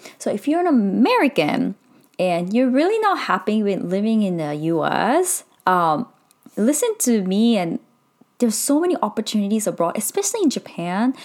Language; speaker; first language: English; native; English